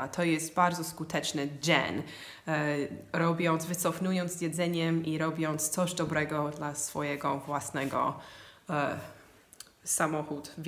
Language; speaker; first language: Polish; non-native, fluent; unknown